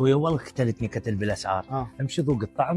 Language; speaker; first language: Arabic; native; Arabic